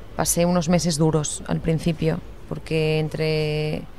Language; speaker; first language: Spanish; native; Spanish